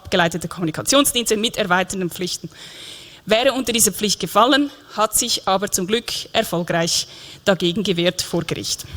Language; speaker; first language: German; native; German